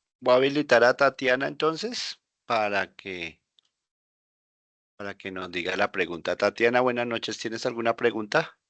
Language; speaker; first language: Spanish; native; Spanish